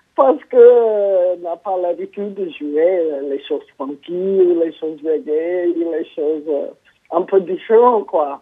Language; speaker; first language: French; non-native, fluent; English